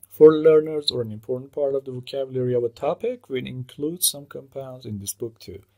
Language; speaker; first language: English; non-native, fluent; Persian